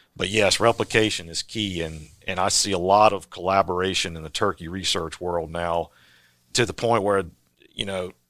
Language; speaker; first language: English; native; English